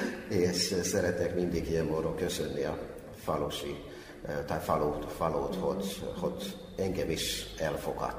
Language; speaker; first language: Hungarian; non-native, fluent; Finnish